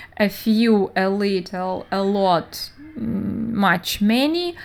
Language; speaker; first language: English; non-native, fluent; Russian